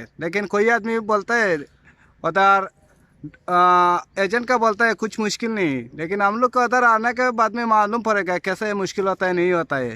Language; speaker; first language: Hindi; non-native, local second language; Bangla